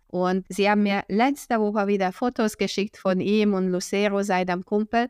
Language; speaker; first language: German; non-native, fluent; Hungarian